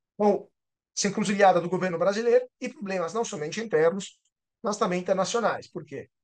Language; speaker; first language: Portuguese; non-native, fluent; Italian